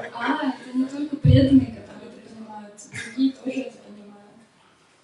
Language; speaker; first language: Russian; native; Russian